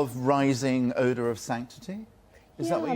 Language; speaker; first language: English; native; English